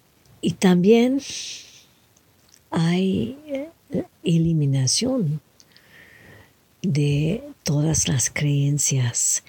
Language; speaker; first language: Spanish; non-native, learner; English